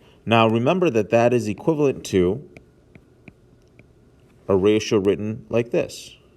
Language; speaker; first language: English; native; English